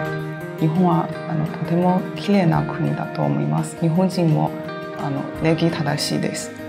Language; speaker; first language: Japanese; non-native, learner; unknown